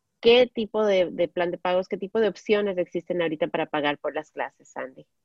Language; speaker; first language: Spanish; native; Spanish